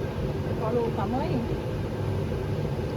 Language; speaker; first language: Portuguese; native; Portuguese